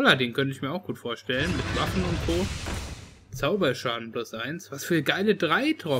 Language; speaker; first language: German; native; German